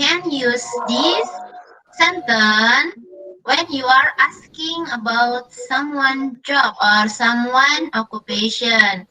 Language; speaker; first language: English; non-native, learner; Indonesian